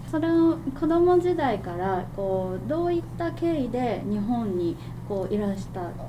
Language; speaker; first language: Japanese; native; Japanese